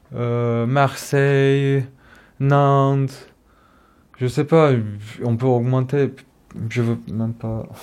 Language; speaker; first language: French; non-native, fluent; Turkish